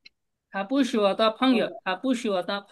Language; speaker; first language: Chinese; non-native, learner; Bangla